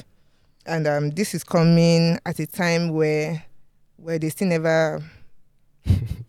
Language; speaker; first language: English; non-native, local second language; Yoruba